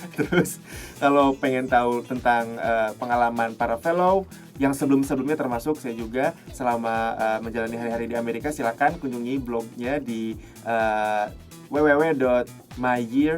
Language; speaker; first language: Indonesian; native; Indonesian